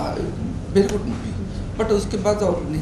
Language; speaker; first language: Hindi; non-native, local second language; Odia